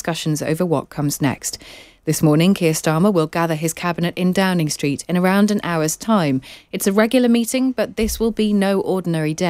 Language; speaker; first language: English; native; English